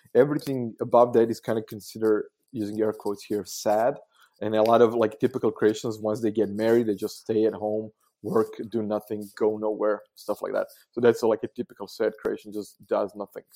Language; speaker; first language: English; non-native, fluent; Croatian